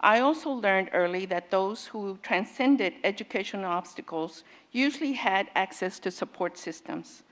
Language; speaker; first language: English; native; English